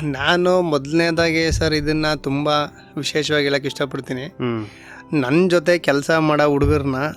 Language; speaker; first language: Kannada; native; Kannada